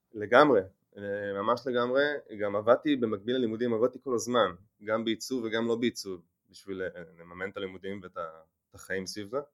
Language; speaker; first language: Hebrew; native; Hebrew